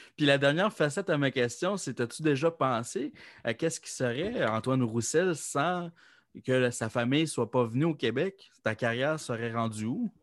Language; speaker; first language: French; native; French